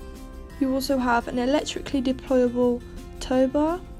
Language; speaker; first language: English; native; English